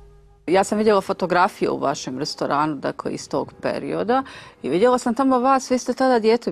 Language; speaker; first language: Serbian; native; Serbian